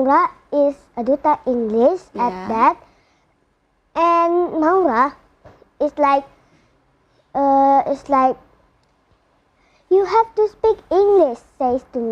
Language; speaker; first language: English; non-native, learner; Indonesian